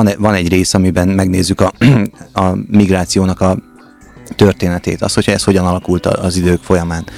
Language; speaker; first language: Hungarian; native; Hungarian